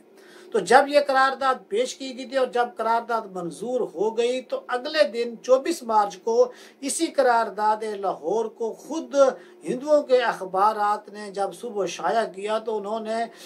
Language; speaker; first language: Urdu; native; Urdu